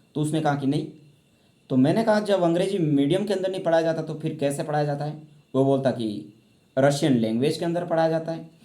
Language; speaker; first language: Hindi; native; Hindi